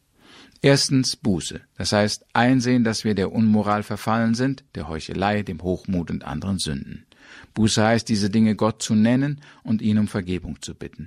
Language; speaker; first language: German; native; German